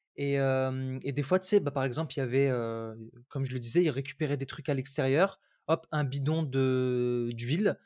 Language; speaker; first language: French; early bilingual, other home language; Arabic